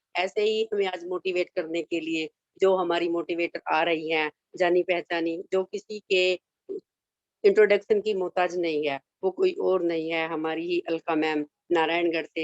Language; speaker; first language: Hindi; native; Hindi